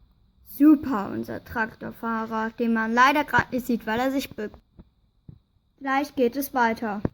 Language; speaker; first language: German; native; German